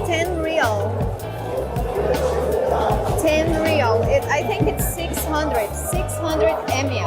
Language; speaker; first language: English; non-native, learner; Portuguese